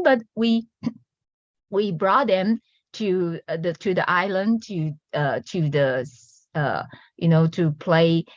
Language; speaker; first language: English; non-native, learner; Chinese